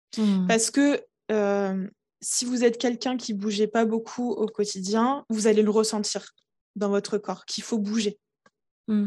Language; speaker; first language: French; early bilingual, other home language; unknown